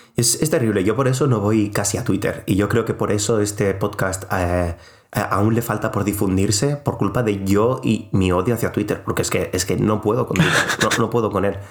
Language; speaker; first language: Spanish; non-native, local second language; Catalan